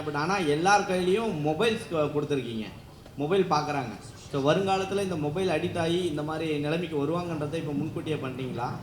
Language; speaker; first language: Tamil; native; Tamil